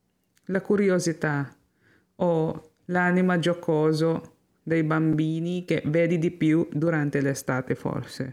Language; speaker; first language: Italian; non-native, fluent; Filipino